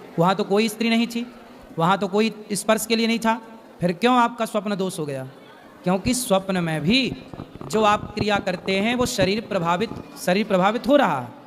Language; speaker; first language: Hindi; native; Hindi